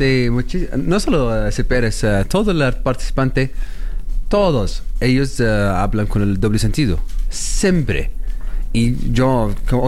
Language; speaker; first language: Spanish; non-native, learner; Arabic